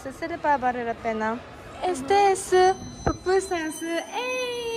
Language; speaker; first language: Spanish; non-native, learner; Japanese